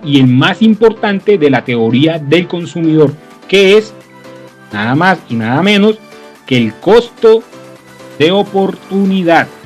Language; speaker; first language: Spanish; native; Spanish